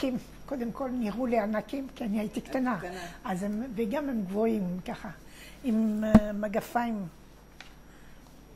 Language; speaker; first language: Hebrew; non-native, fluent; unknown